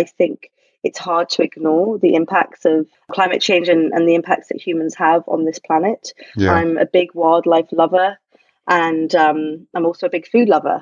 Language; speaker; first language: English; native; English